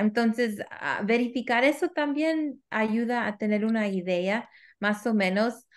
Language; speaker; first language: Spanish; early bilingual, heritage; Spanish